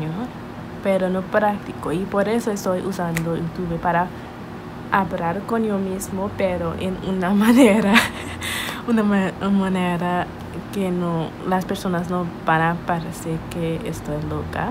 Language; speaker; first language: Spanish; non-native, learner; English